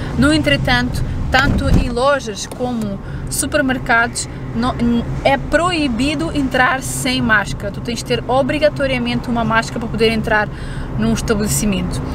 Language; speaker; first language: Portuguese; early bilingual, other home language; Ukrainian